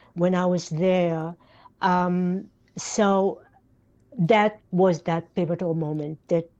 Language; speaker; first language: English; non-native, fluent; Yiddish